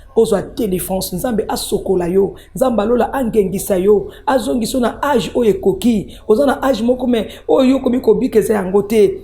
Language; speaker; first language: Lingala; native; Lingala